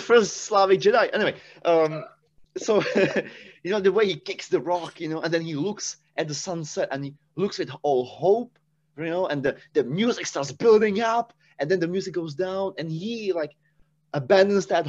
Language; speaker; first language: English; non-native, fluent; Czech